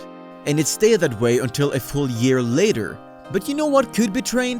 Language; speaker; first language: English; native; English